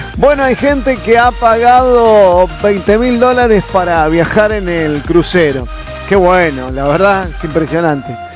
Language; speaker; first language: Spanish; native; Spanish